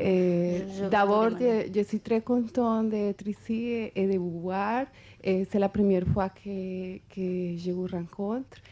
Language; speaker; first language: French; non-native, fluent; Spanish